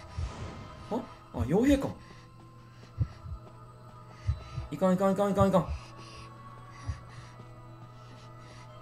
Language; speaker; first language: Japanese; native; Japanese